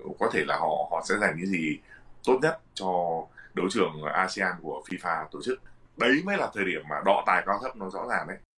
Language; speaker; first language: Vietnamese; native; Vietnamese